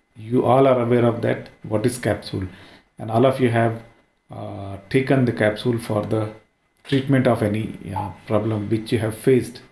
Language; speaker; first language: English; non-native, local second language; Hindi